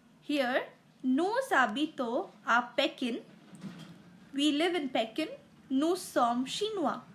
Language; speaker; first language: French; non-native, fluent; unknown